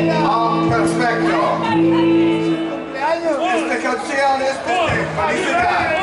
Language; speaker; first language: Spanish; non-native, learner; English